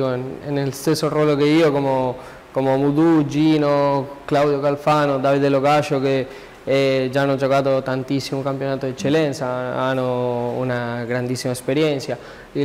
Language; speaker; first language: Italian; non-native, learner; Spanish